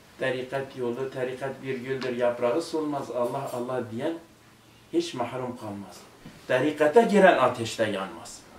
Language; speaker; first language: Turkish; native; Turkish